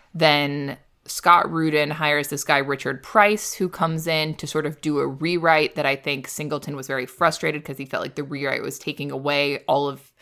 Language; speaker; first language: English; native; English